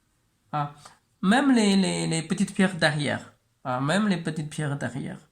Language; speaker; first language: French; non-native, learner; Chinese